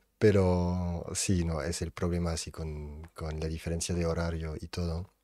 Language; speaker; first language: Spanish; non-native, fluent; French